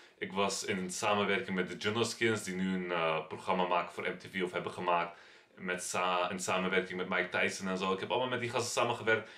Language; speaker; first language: Dutch; early bilingual, other home language; Turkish